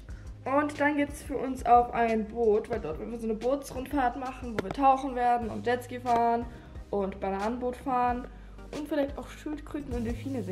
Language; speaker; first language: German; native; German